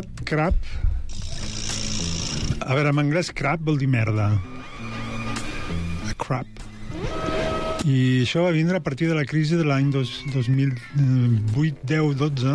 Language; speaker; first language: Catalan; native; Catalan